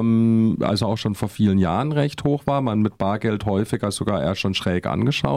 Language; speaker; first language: German; native; German